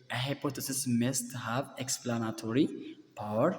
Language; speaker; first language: English; non-native, local second language; Amharic